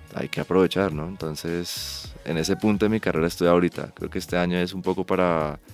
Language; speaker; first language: Spanish; native; Spanish